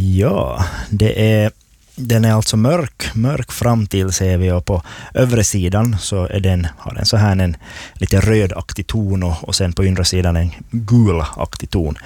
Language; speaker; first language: Swedish; native; Swedish